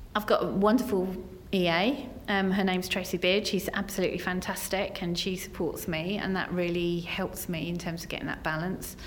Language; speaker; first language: English; native; English